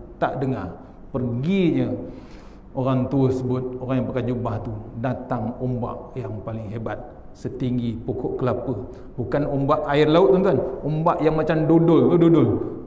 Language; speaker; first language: Malay; native; Malay